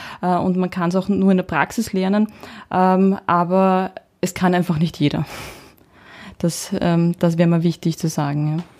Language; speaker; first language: German; early bilingual, heritage; Czech